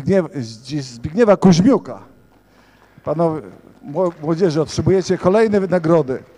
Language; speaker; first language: Polish; native; Polish